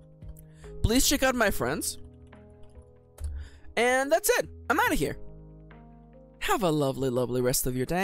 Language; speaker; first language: English; native; English